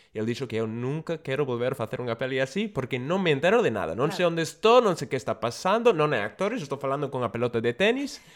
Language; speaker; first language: Galician; non-native, fluent; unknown